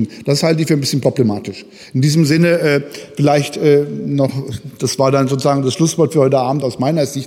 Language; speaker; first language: German; native; German